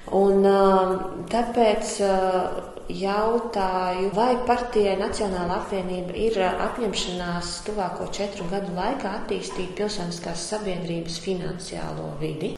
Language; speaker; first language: Latvian; native; Latvian